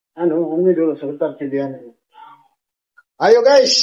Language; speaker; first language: Indonesian; native; Indonesian